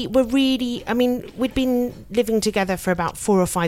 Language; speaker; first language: English; native; English